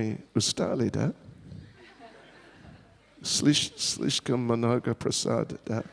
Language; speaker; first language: Russian; non-native, learner; English